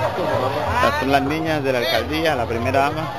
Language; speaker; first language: Spanish; native; Spanish